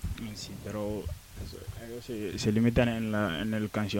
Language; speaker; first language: Spanish; non-native, learner; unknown